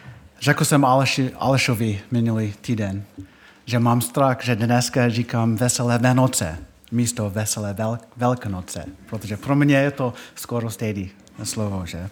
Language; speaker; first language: Czech; non-native, fluent; English